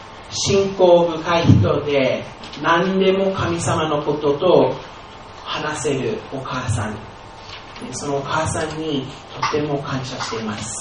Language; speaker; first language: Japanese; non-native, fluent; English